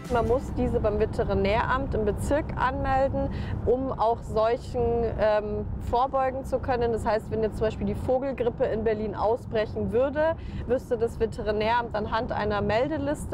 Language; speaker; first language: German; native; German